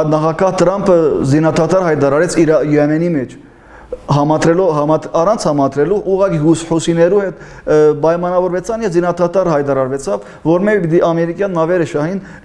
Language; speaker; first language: Armenian; early bilingual, heritage; Armenian